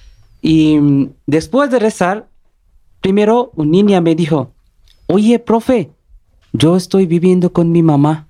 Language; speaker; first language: Spanish; non-native, learner; Bangla